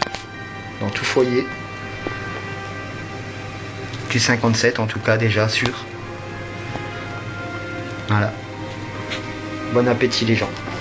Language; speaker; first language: French; native; French